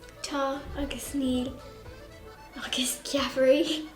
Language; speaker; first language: Irish; non-native, learner; English